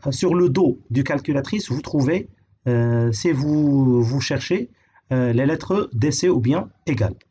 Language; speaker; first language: French; non-native, local second language; Arabic